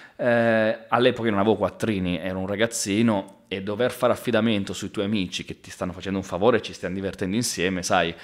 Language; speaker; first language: Italian; native; Italian